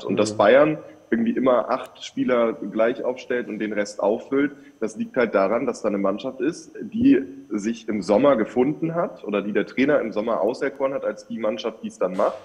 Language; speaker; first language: German; native; German